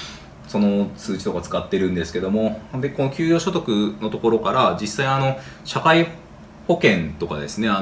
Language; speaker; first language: Japanese; native; Japanese